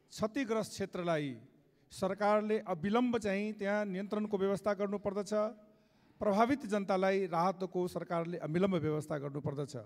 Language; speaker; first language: Nepali; non-native, local second language; Maithili